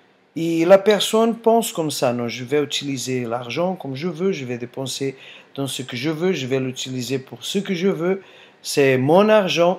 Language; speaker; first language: French; non-native, fluent; Portuguese